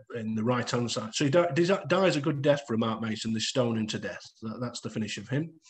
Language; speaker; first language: English; native; English